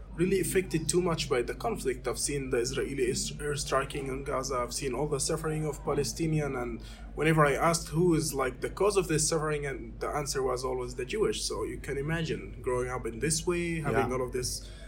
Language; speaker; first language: English; non-native, fluent; Arabic